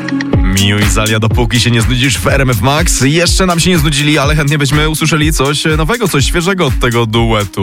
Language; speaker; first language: Polish; native; Polish